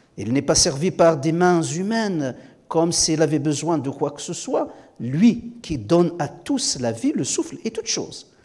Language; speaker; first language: French; non-native, local second language; Kabyle